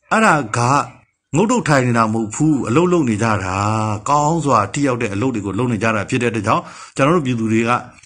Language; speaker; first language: Burmese; native; Burmese